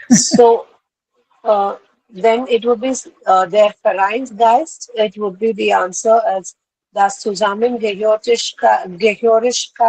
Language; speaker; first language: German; non-native, learner; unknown